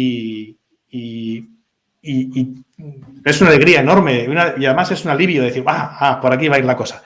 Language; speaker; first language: Spanish; native; Spanish